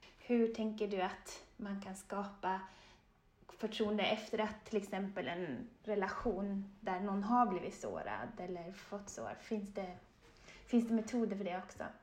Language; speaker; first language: Swedish; native; Swedish